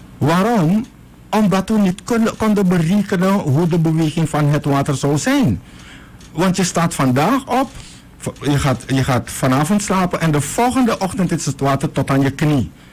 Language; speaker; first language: Dutch; native; Dutch